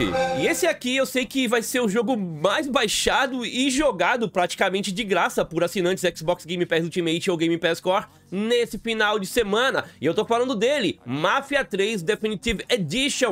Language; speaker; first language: Portuguese; native; Portuguese